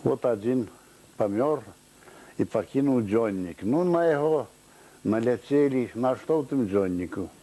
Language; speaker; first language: Russian; non-native, local second language; Belarusian